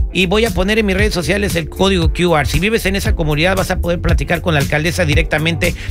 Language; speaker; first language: Spanish; native; Spanish